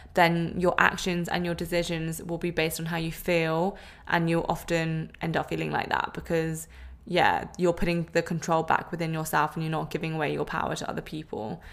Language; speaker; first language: English; native; English